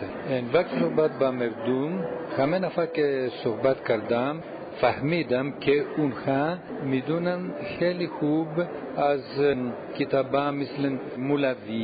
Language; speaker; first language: Persian; non-native, learner; Greek